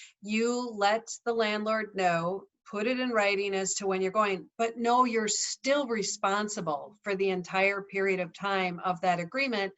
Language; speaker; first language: English; native; English